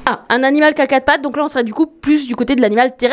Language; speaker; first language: French; native; French